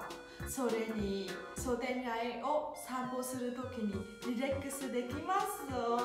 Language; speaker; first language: Japanese; non-native, learner; Vietnamese